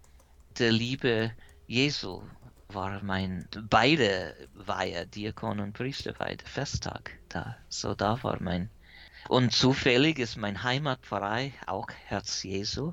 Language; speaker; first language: German; early bilingual, heritage; English